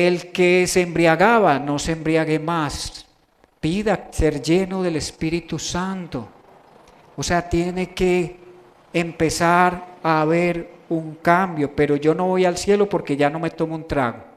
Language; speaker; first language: Spanish; native; Spanish